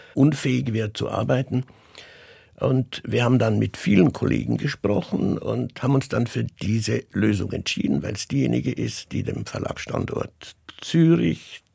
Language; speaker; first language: German; native; German